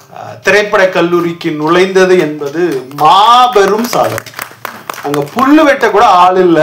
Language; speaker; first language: Tamil; native; Tamil